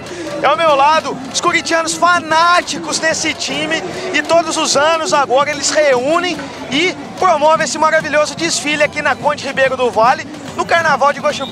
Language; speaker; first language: Portuguese; native; Portuguese